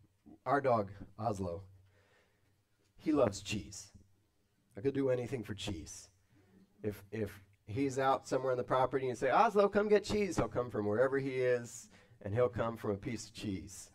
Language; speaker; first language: English; native; English